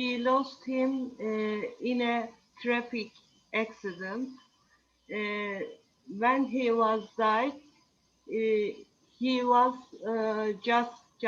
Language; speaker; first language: English; non-native, learner; Turkish